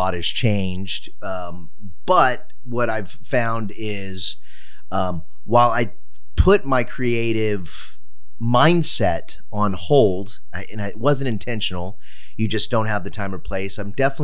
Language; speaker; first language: English; native; English